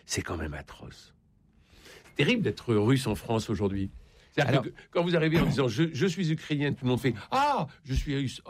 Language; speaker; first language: French; native; French